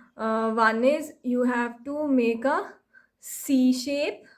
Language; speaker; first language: English; non-native, local second language; Hindi